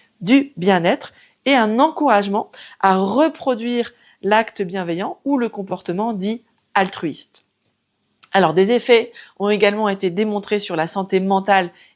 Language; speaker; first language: French; native; French